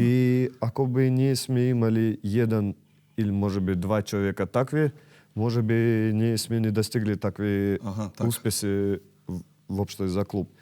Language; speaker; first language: Macedonian; non-native, learner; Russian